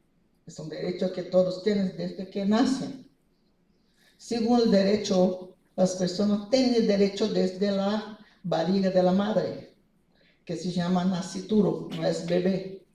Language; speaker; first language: Spanish; non-native, fluent; Portuguese